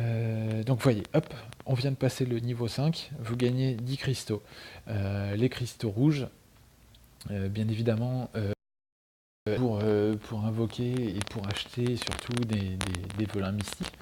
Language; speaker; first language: French; native; French